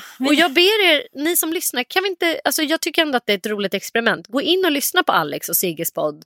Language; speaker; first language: Swedish; native; Swedish